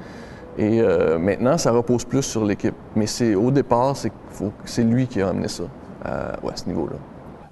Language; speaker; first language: French; native; French